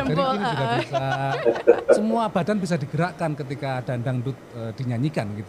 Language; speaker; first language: Indonesian; native; Indonesian